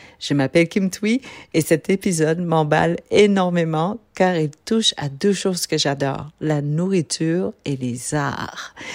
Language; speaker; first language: French; early bilingual, other home language; Vietnamese